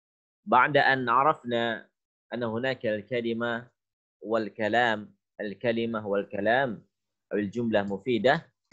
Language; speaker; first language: Arabic; non-native, fluent; Indonesian